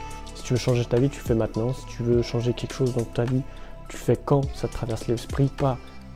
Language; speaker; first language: French; native; French